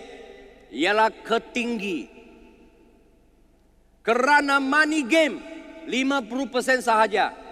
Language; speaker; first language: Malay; non-native, learner; Chinese